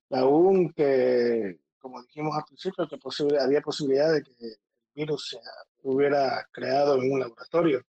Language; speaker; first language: Spanish; native; Spanish